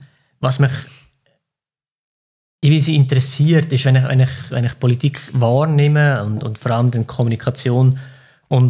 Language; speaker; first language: German; native; German